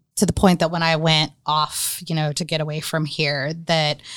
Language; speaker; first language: English; native; English